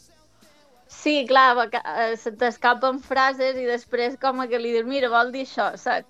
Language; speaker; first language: Catalan; native; Catalan